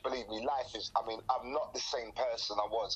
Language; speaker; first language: English; native; English